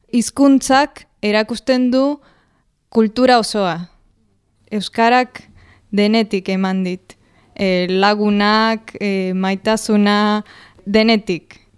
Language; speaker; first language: Basque; non-native, fluent; Spanish